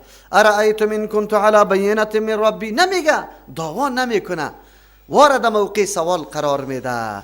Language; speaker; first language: Persian; native; Persian